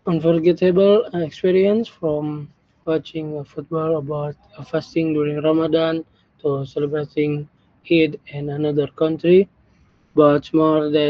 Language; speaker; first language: English; non-native, learner; Indonesian